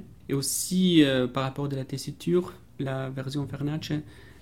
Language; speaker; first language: French; non-native, fluent; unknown